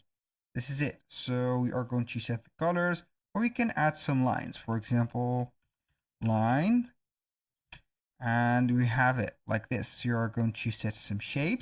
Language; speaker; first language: English; non-native, fluent; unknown